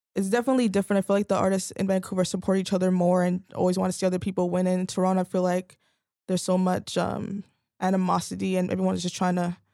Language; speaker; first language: English; native; English